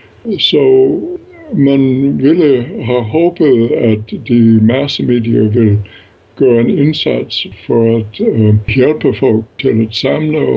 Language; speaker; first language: Danish; non-native, fluent; English